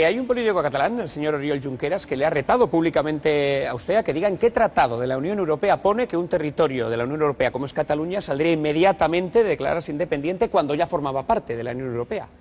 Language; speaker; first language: Spanish; native; Spanish